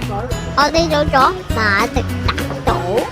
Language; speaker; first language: Chinese; native; Chinese